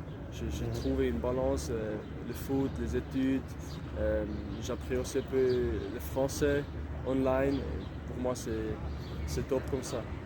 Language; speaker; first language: French; non-native, local second language; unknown